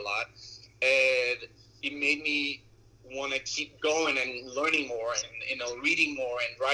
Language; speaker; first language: English; non-native, fluent; Portuguese